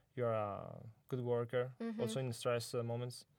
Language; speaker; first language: English; non-native, learner; Italian